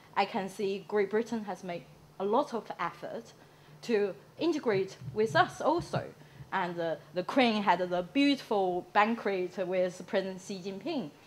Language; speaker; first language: English; non-native, fluent; Chinese